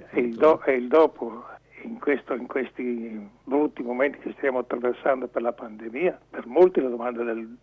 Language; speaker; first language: Italian; native; Italian